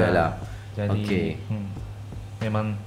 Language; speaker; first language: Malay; non-native, fluent; Japanese